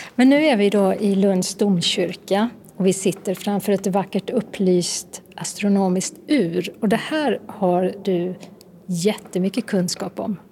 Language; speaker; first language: Swedish; native; Swedish